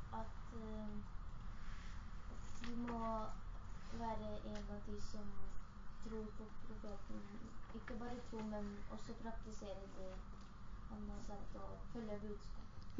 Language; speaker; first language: Norwegian; early bilingual, other home language; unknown